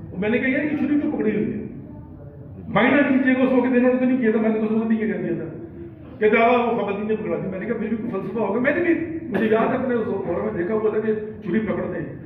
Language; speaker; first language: Urdu; non-native, local second language; Pashto